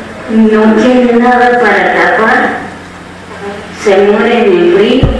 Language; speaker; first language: Spanish; non-native, local second language; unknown